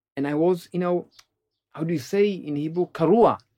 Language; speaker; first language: English; non-native, learner; Amharic